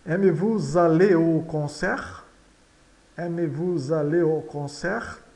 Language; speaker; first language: French; non-native, fluent; Portuguese